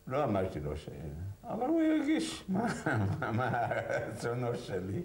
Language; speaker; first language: Hebrew; non-native, fluent; Hungarian